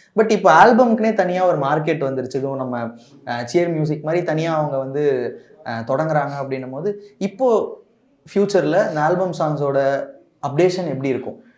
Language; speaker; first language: Tamil; native; Tamil